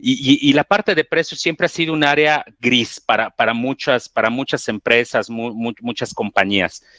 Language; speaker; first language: Spanish; native; Spanish